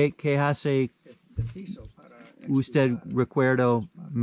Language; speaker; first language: Spanish; non-native, learner; English